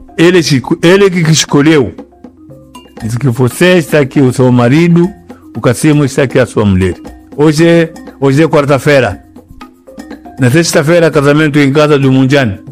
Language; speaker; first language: Portuguese; non-native, local second language; Yao